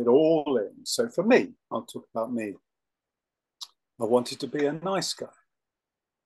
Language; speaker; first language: English; native; English